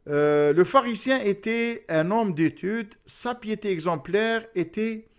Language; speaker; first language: French; non-native, local second language; Arabic